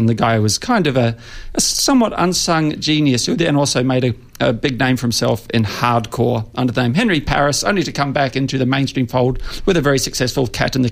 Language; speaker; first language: English; native; English